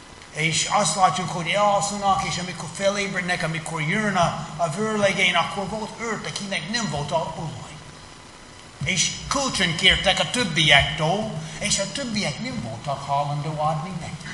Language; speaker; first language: Hungarian; non-native, fluent; English